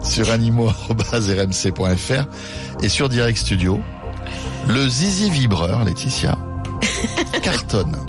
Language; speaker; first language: French; native; French